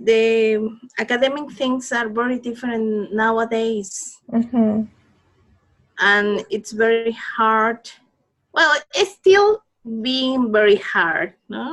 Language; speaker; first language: English; non-native, learner; Spanish